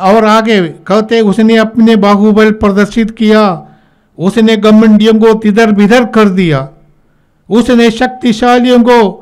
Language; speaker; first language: Hindi; native; Hindi